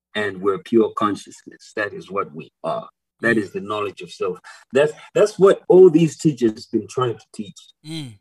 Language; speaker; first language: English; non-native, local second language; Nyanja